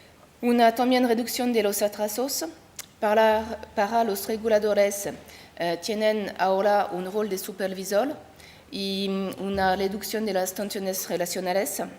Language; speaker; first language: Spanish; non-native, learner; French